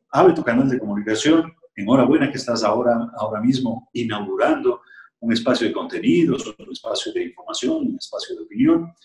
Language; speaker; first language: Spanish; native; Spanish